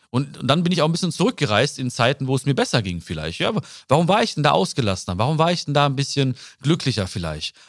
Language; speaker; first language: German; early bilingual, other home language; Malayalam